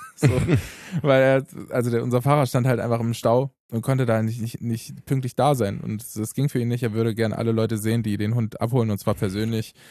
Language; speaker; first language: German; early bilingual, other home language; Romanian